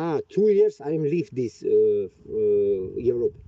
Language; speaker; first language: English; non-native, learner; Bashkir